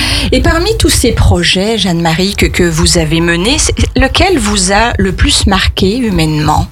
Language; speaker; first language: French; native; French